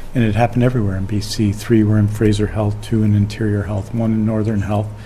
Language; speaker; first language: English; native; English